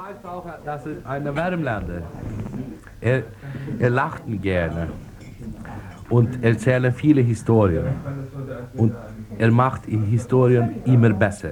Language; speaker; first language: German; non-native, fluent; Swedish